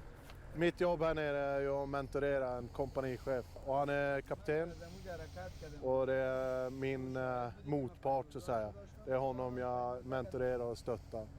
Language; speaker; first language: Swedish; native; Swedish